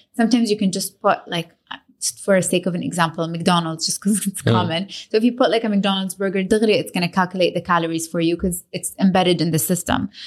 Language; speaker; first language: English; early bilingual, other home language; Arabic